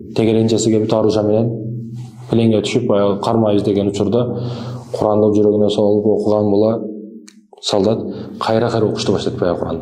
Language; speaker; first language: Kyrgyz; native; Kyrgyz